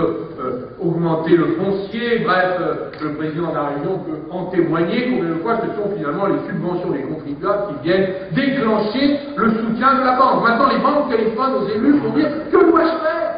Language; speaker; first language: French; native; French